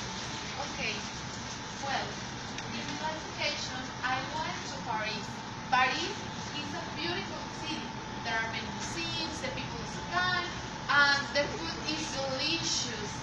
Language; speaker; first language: English; non-native, learner; Spanish